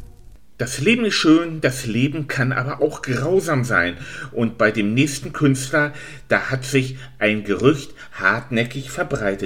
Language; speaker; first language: German; native; German